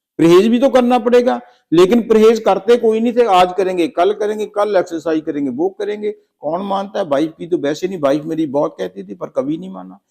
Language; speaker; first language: Hindi; native; Hindi